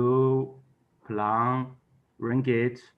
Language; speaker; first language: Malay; non-native, learner; Chinese